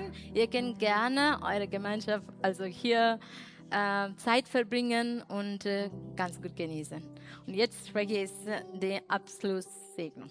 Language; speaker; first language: German; non-native, learner; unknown